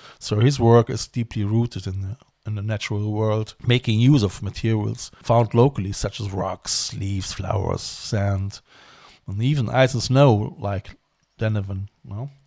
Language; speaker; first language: English; non-native, fluent; German